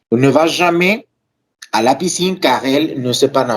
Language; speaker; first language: French; non-native, fluent; Spanish